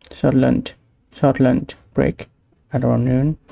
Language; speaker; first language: English; non-native, learner; Vietnamese